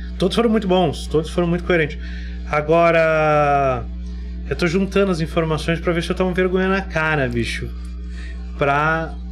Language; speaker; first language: Portuguese; native; Portuguese